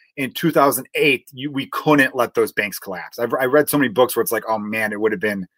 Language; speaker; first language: English; native; English